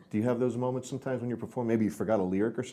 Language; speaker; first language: English; native; English